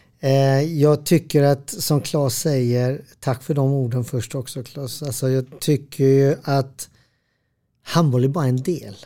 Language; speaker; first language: Swedish; early bilingual, other home language; Serbian